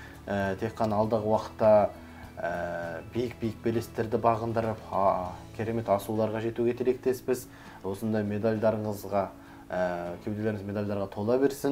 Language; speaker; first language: Kazakh; native; Kazakh